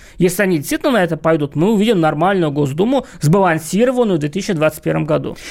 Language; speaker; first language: Russian; native; Russian